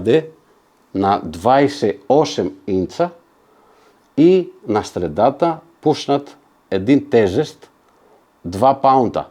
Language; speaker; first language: Bulgarian; non-native, fluent; Macedonian